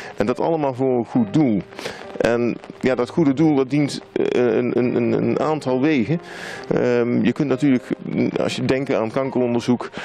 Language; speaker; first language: Dutch; native; Dutch